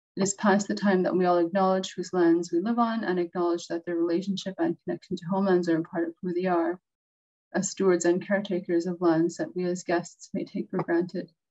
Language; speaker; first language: English; native; English